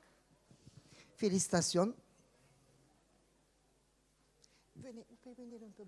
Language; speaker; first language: French; non-native, fluent; Turkish